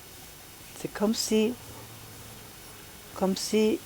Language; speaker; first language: French; non-native, fluent; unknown